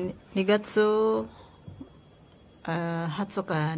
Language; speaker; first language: Japanese; non-native, learner; Filipino